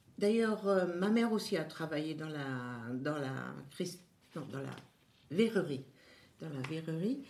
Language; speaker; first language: French; native; French